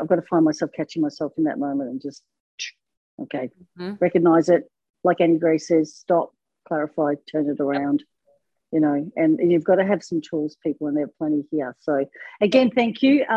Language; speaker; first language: English; native; English